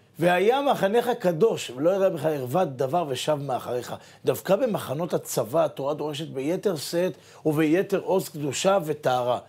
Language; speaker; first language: Hebrew; native; Hebrew